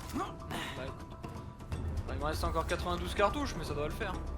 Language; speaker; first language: French; native; French